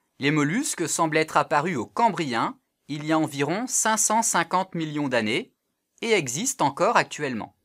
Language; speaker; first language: French; native; French